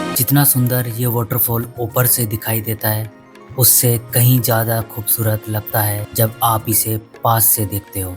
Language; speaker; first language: Hindi; native; Hindi